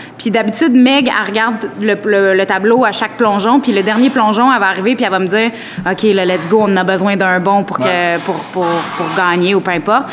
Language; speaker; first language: French; native; French